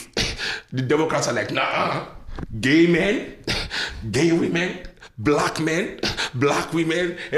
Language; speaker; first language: English; non-native, local second language; Yoruba